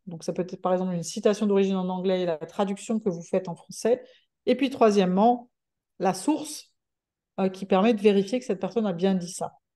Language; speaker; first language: French; native; French